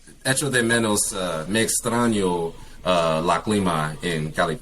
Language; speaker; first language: Spanish; non-native, learner; English